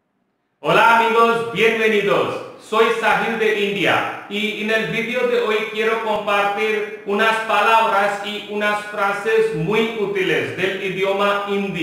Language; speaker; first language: Spanish; non-native, local second language; Hindi